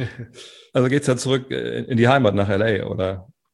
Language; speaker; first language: German; native; German